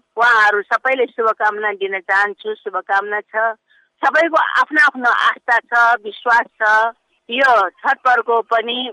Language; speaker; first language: Nepali; non-native, local second language; Newari